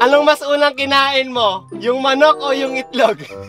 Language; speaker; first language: Filipino; native; Filipino